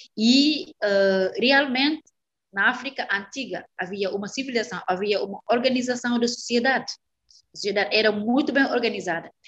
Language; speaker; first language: Portuguese; non-native, fluent; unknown